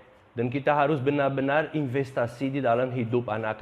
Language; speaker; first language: Indonesian; non-native, fluent; Portuguese